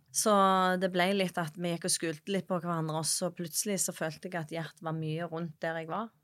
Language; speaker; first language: Norwegian; native; Norwegian